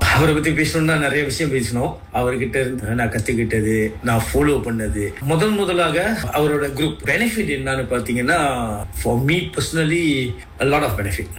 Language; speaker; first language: Tamil; native; Tamil